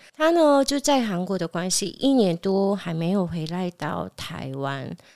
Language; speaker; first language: Chinese; non-native, fluent; Korean